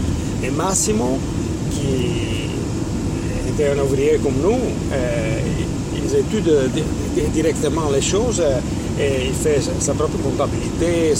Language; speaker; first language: French; non-native, fluent; Italian